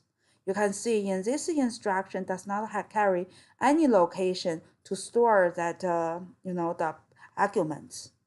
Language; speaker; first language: English; non-native, fluent; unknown